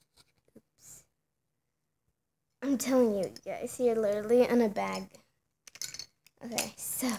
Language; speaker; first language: English; native; English